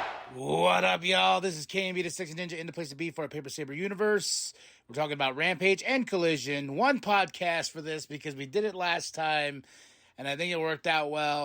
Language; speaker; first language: English; native; English